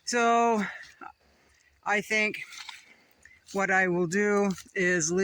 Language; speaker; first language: English; native; English